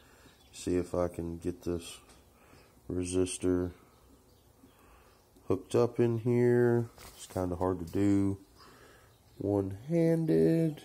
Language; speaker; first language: English; native; English